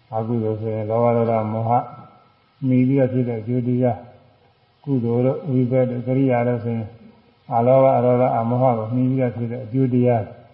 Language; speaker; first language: Burmese; native; Burmese